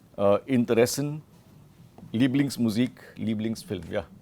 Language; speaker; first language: German; non-native, fluent; Marathi